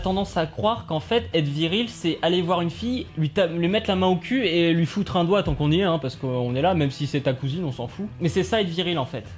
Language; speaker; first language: French; native; French